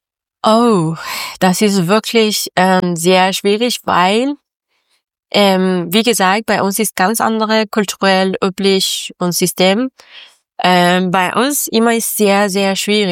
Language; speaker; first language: German; non-native, learner; Persian